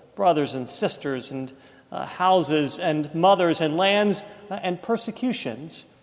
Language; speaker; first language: English; native; English